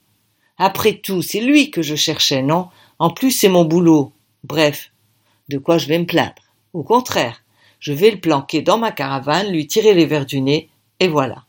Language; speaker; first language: French; native; French